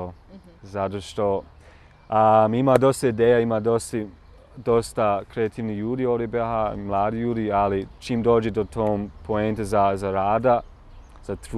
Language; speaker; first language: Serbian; non-native, learner; English